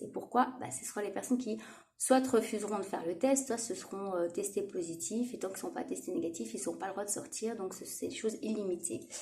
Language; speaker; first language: French; native; French